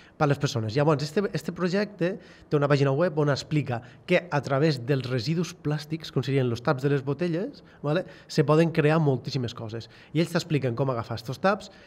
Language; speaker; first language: Catalan; native; Catalan